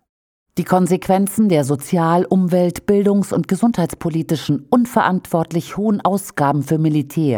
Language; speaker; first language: German; native; German